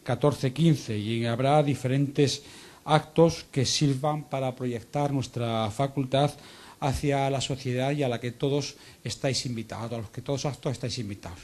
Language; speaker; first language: Spanish; native; Spanish